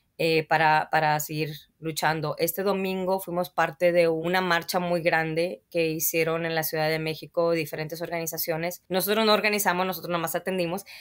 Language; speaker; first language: Spanish; native; Spanish